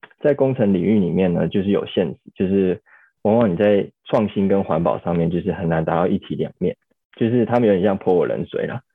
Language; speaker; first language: Chinese; native; Chinese